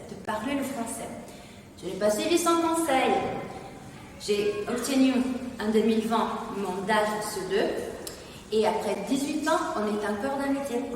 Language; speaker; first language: French; non-native, fluent; Italian